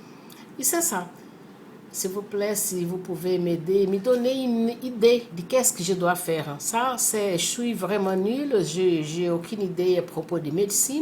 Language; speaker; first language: French; non-native, fluent; Portuguese